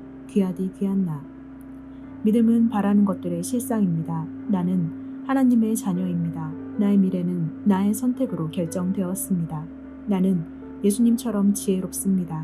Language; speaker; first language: Korean; native; Korean